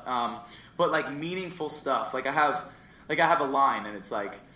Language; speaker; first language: English; native; English